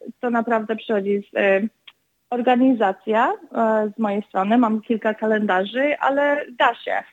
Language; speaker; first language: Polish; early bilingual, other home language; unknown